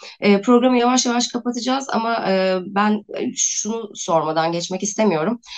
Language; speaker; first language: Turkish; native; Turkish